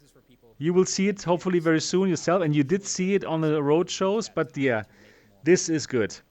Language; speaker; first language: English; non-native, fluent; German